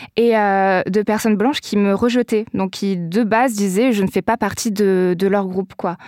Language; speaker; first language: French; native; French